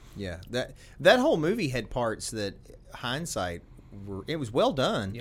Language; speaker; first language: English; native; English